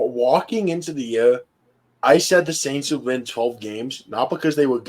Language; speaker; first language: English; native; English